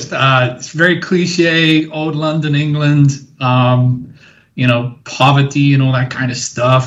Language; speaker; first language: English; native; English